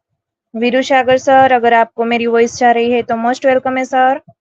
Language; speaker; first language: Hindi; native; Hindi